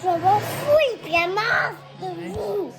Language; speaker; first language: French; native; French